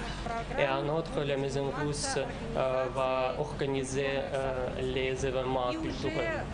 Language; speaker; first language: French; non-native, fluent; Russian